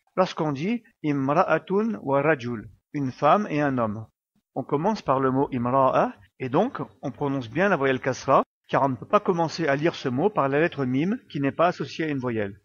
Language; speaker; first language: French; native; French